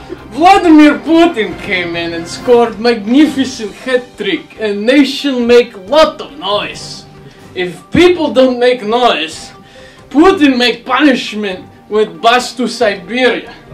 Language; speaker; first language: English; native; English